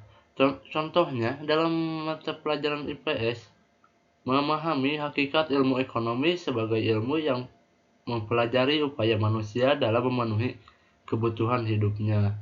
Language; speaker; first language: Indonesian; native; Indonesian